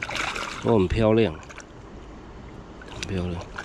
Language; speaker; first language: Chinese; native; Chinese